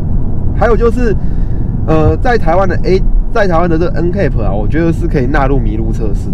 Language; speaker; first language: Chinese; native; Chinese